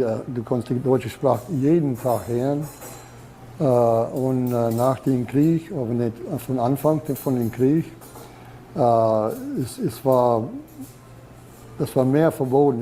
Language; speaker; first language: German; early bilingual, heritage; German